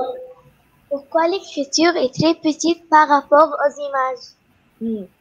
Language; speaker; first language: French; non-native, learner; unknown